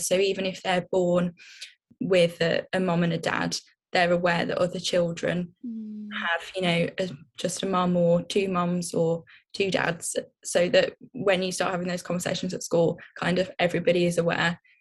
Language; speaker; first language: English; native; English